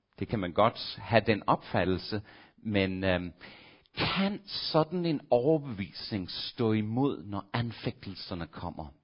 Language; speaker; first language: Danish; non-native, fluent; English